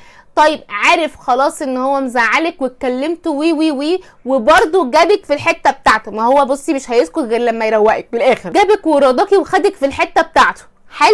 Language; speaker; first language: Arabic; native; Arabic